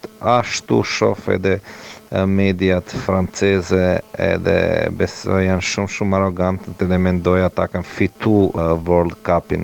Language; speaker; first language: Albanian; non-native, learner; Croatian